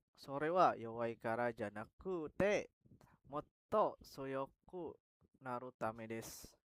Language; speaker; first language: Japanese; non-native, learner; Indonesian